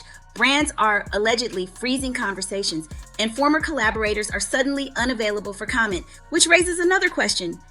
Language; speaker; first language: English; native; English